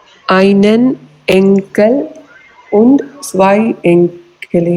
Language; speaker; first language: German; non-native, learner; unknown